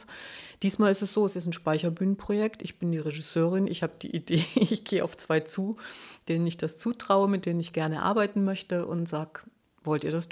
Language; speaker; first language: German; native; German